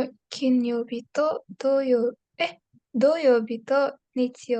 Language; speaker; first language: Japanese; non-native, learner; Indonesian